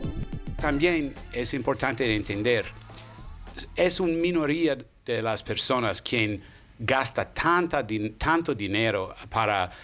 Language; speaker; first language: Spanish; non-native, fluent; English